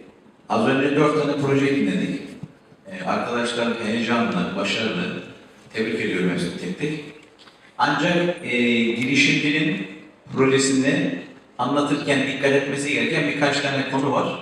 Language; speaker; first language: Turkish; native; Turkish